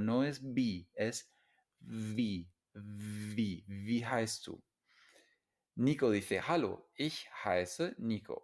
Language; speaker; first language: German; non-native, fluent; English